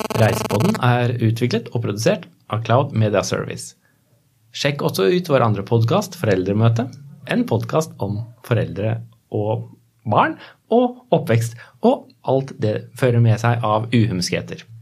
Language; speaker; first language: Norwegian; native; Norwegian